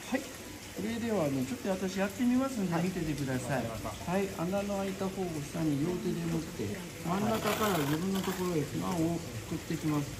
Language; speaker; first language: Japanese; native; Japanese